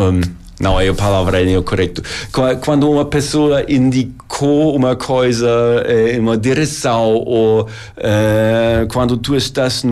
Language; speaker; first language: Portuguese; non-native, learner; German